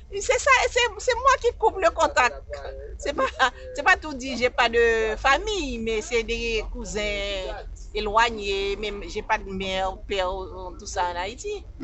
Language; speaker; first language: French; non-native, local second language; Haitian Creole